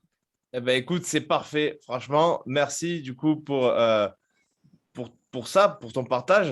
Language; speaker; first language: French; native; French